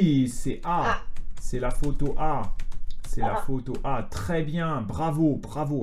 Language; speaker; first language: French; native; French